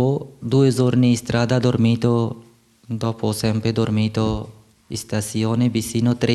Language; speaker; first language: Italian; non-native, learner; Bangla